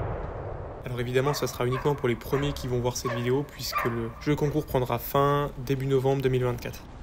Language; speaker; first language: French; native; French